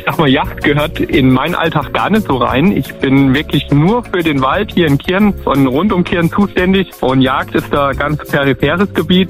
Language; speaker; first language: German; native; German